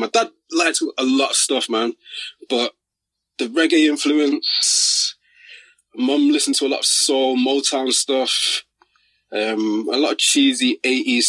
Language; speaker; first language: English; native; English